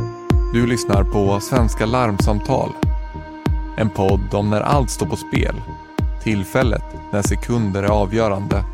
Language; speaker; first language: Swedish; native; Swedish